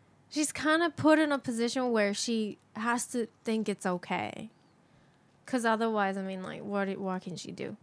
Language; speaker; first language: English; non-native, fluent; Japanese